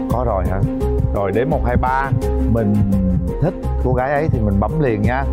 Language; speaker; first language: Vietnamese; native; Vietnamese